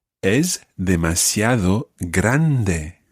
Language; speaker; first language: Spanish; non-native, fluent; English